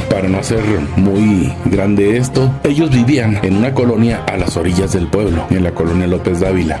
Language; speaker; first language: Spanish; native; Spanish